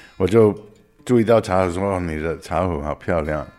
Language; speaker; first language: Chinese; non-native, fluent; English